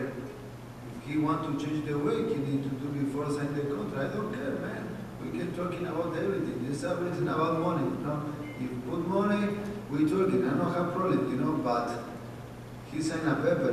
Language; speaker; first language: English; non-native, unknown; Spanish